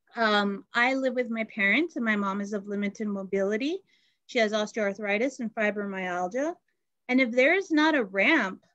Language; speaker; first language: English; native; English